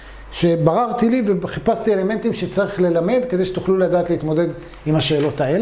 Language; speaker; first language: Hebrew; native; Hebrew